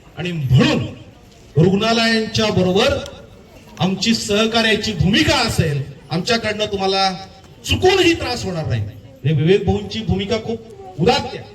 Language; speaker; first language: Marathi; native; Marathi